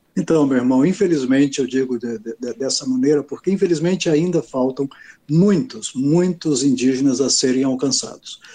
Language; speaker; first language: Portuguese; native; Portuguese